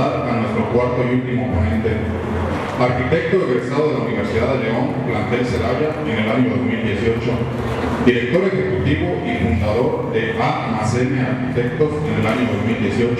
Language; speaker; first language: Spanish; native; Spanish